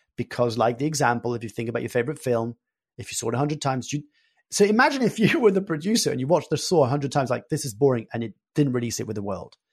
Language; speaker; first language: English; early bilingual, other home language; French